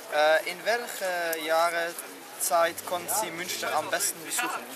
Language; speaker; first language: German; non-native, learner; Dutch